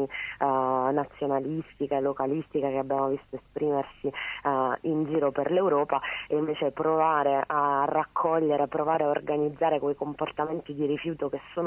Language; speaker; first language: Italian; native; Italian